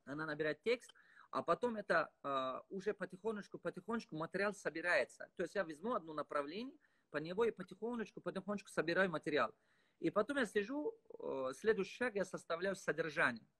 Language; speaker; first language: Russian; non-native, fluent; Tajik